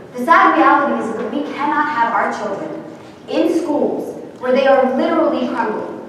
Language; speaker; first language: English; native; English